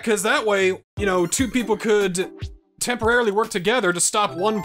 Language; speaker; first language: English; native; English